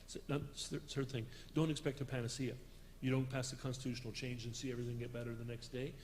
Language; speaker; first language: English; native; English